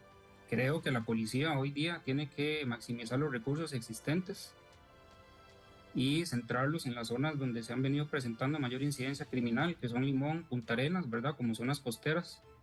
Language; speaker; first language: Spanish; native; Spanish